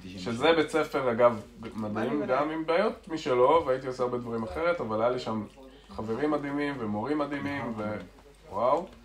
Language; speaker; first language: Hebrew; native; Hebrew